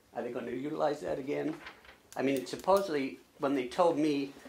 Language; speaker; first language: English; native; English